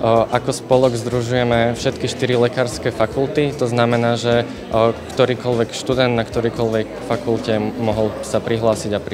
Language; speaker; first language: Slovak; native; Slovak